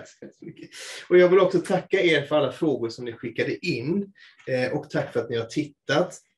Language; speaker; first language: Swedish; native; Swedish